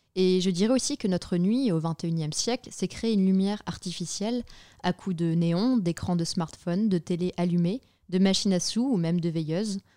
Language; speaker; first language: French; native; French